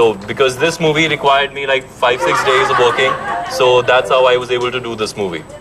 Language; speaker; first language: English; non-native, local second language; Hindi